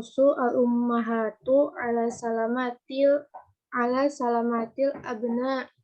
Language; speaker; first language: Arabic; non-native, learner; Indonesian